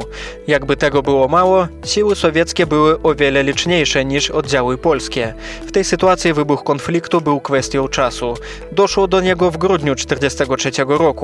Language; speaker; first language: Polish; native; Polish